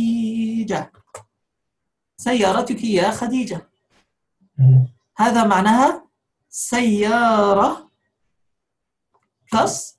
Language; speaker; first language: Arabic; non-native, fluent; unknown